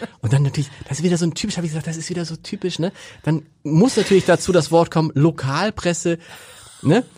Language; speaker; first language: German; native; German